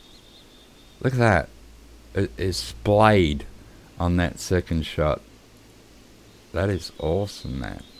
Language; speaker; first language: English; native; English